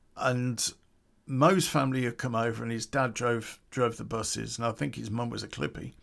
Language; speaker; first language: English; native; English